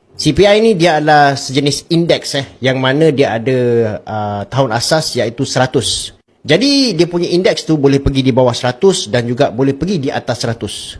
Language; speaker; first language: Malay; native; Malay